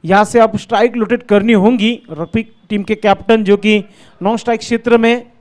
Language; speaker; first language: Hindi; non-native, local second language; Marathi